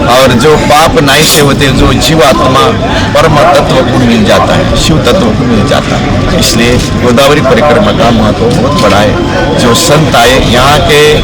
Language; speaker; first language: Hindi; non-native, local second language; Marathi